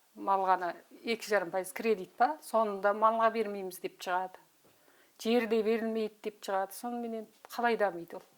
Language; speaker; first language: Kazakh; native; Kazakh